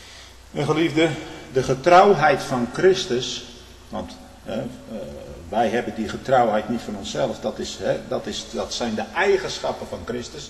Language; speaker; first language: Dutch; native; Dutch